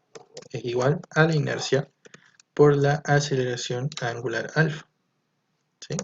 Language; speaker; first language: Spanish; native; Spanish